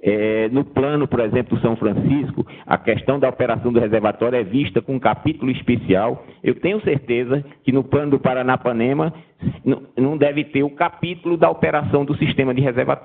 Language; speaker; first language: Portuguese; native; Portuguese